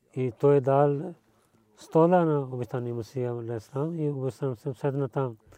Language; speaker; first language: Bulgarian; non-native, learner; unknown